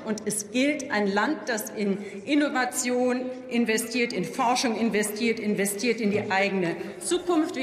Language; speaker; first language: German; native; German